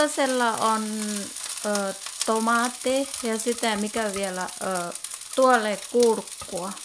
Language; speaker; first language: Finnish; non-native, learner; Thai